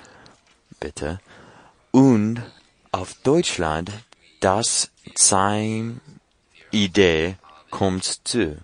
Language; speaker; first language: German; non-native, learner; English